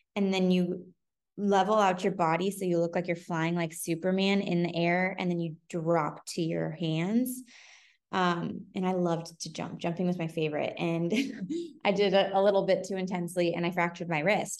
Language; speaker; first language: English; native; English